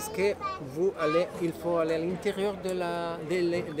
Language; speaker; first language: French; non-native, learner; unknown